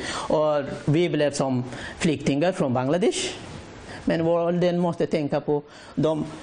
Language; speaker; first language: Swedish; non-native, learner; Rohingya